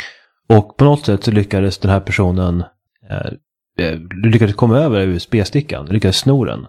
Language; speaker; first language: Swedish; native; Swedish